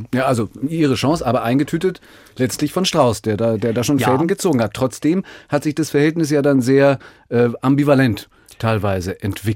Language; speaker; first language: German; native; German